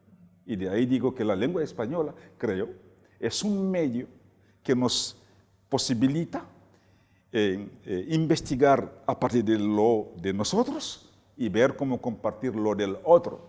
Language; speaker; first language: Spanish; non-native, fluent; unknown